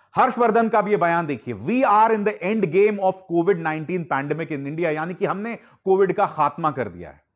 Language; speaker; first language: Hindi; native; Hindi